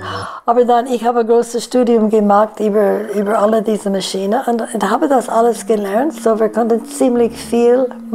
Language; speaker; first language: German; non-native, fluent; English